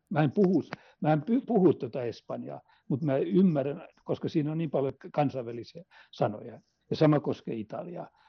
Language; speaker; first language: Finnish; non-native, local second language; Swedish